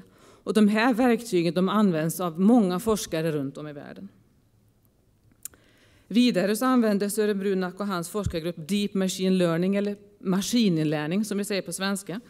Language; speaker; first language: Swedish; native; Swedish